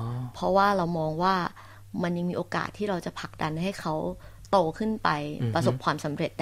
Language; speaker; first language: Thai; native; Thai